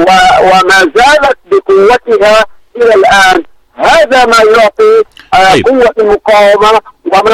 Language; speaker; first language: Arabic; native; Arabic